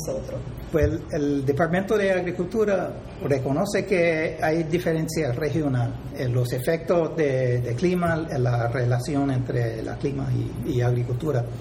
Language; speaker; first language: Spanish; non-native, fluent; English